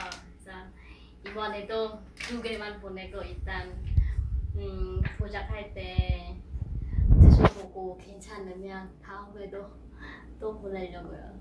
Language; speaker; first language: Korean; non-native, fluent; Khmer